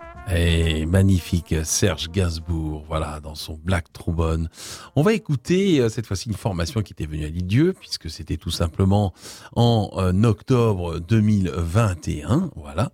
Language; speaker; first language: French; native; French